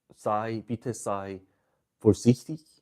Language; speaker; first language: German; non-native, learner; English